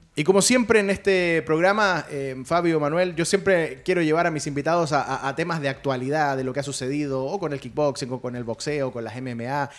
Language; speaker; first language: Spanish; native; Spanish